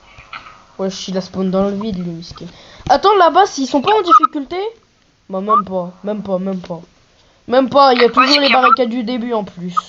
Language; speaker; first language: French; native; French